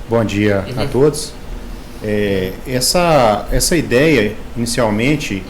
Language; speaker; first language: Portuguese; native; Portuguese